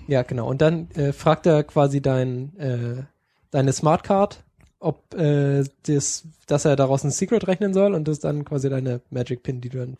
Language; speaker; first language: German; native; German